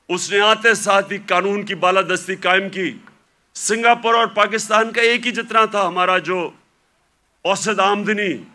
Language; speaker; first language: Urdu; native; Urdu